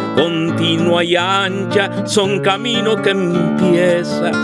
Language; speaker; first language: Spanish; native; Spanish